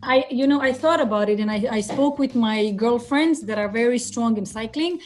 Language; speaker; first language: English; non-native, fluent; Croatian